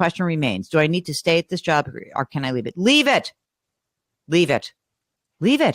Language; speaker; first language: English; native; English